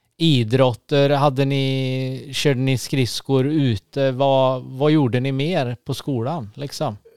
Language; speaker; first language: Swedish; native; Swedish